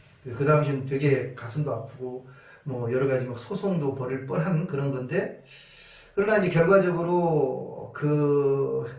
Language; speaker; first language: Korean; native; Korean